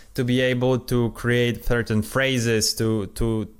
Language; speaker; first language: English; non-native, fluent; Polish